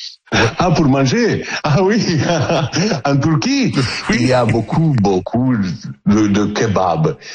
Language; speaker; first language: French; non-native, learner; Italian